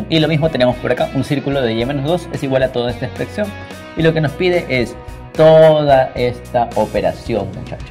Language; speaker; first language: Spanish; native; Spanish